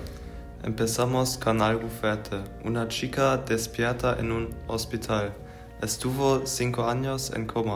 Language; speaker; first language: Spanish; non-native, learner; German